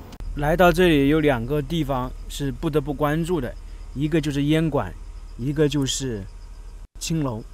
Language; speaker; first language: Chinese; native; Chinese